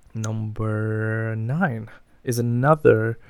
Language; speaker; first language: English; non-native, local second language; Hindi